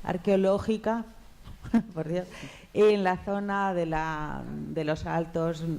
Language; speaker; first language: Spanish; native; Spanish